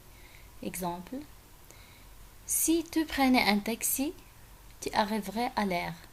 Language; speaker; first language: French; non-native, fluent; Arabic